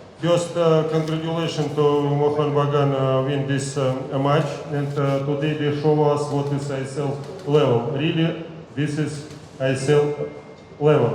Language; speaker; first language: English; non-native, learner; Russian